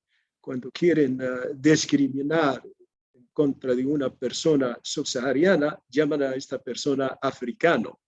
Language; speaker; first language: Spanish; non-native, fluent; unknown